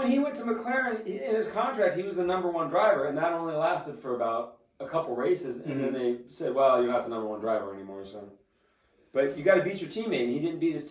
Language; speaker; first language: English; native; English